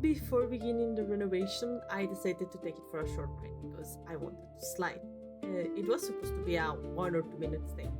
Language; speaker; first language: English; non-native, fluent; Spanish